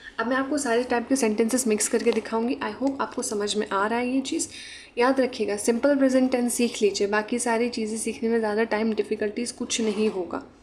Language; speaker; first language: Hindi; non-native, local second language; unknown